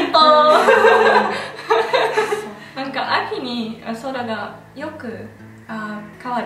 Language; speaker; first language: Japanese; non-native, learner; Russian